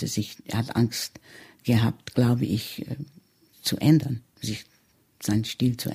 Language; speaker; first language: German; early bilingual, heritage; German